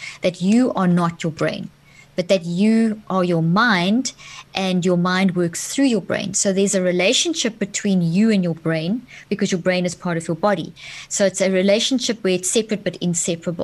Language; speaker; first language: English; native; English